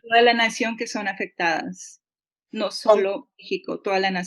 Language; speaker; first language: Spanish; early bilingual, heritage; Spanish